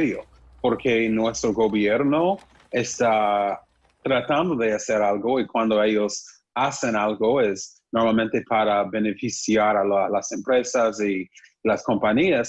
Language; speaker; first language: Spanish; non-native, fluent; English